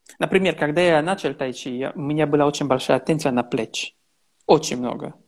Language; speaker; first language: Russian; non-native, learner; Italian